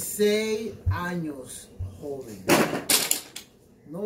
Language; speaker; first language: Spanish; non-native, learner; English